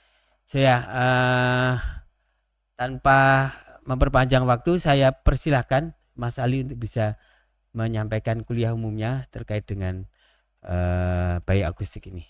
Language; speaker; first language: Indonesian; native; Indonesian